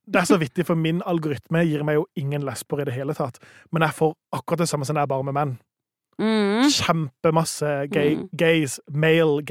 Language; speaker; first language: Norwegian; native; Norwegian